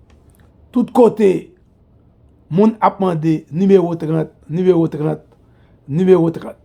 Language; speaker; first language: French; non-native, local second language; Haitian Creole